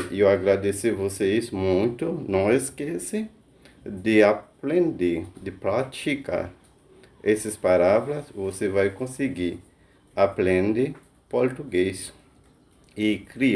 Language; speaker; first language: Portuguese; non-native, fluent; Haitian Creole